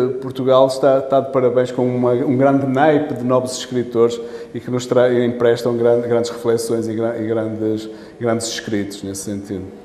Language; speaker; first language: Portuguese; native; Portuguese